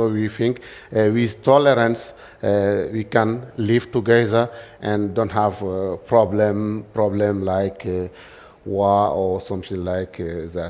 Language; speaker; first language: English; non-native, learner; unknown